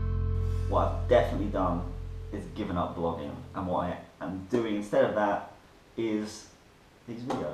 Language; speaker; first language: English; native; English